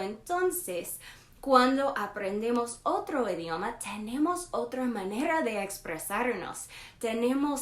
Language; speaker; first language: Spanish; non-native, learner; English